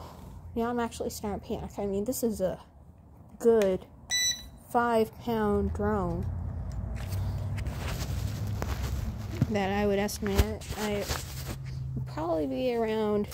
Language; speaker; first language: English; native; English